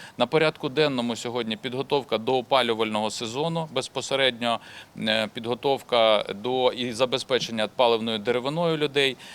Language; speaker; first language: Ukrainian; native; Ukrainian